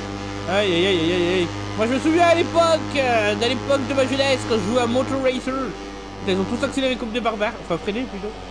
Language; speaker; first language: French; native; French